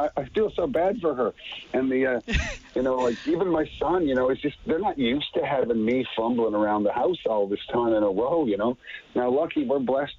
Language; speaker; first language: English; native; English